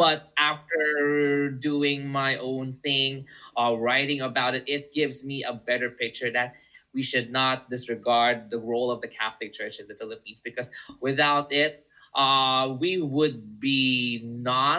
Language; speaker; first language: English; non-native, local second language; Filipino